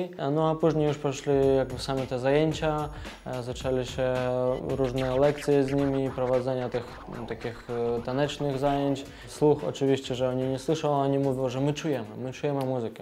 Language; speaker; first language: Polish; non-native, fluent; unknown